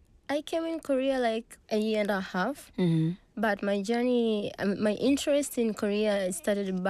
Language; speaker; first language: English; non-native, local second language; Swahili